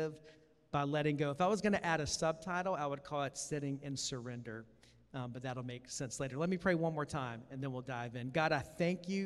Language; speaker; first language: English; native; English